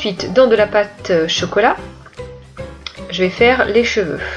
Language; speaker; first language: French; native; French